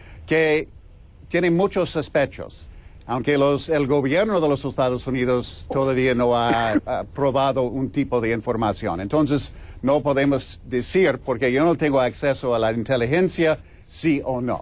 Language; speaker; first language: Spanish; non-native, fluent; English